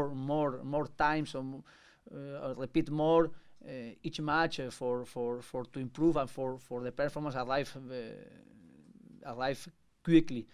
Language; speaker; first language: English; non-native, learner; Spanish